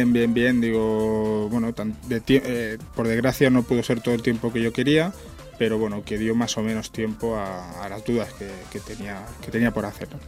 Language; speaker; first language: Spanish; native; Spanish